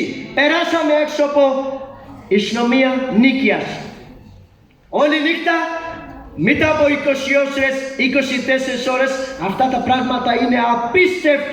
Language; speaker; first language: Greek; non-native, fluent; Urdu